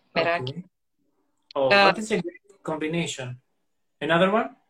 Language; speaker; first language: English; non-native, fluent; Greek